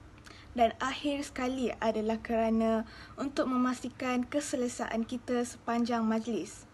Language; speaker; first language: Malay; native; Malay